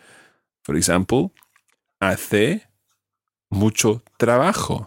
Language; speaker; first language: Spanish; non-native, fluent; English